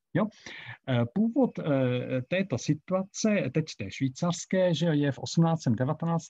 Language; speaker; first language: Czech; non-native, fluent; German